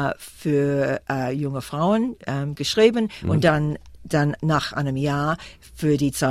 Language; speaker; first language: German; non-native, fluent; English